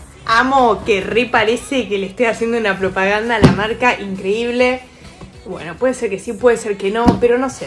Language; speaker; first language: Spanish; native; Spanish